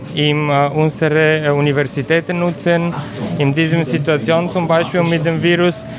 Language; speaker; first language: German; non-native, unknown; Bulgarian